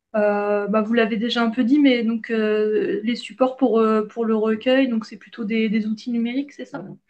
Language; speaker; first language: French; native; French